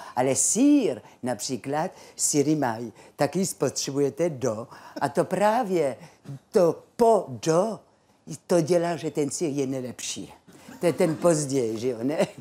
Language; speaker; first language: Czech; non-native, fluent; French